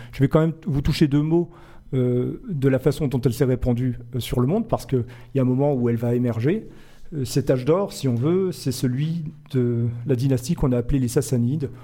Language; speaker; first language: French; native; French